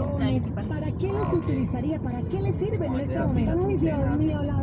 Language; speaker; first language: Spanish; native; Spanish